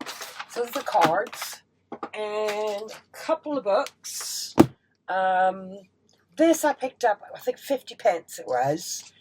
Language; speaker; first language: English; native; English